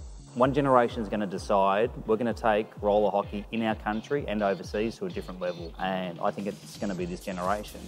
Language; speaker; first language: English; native; English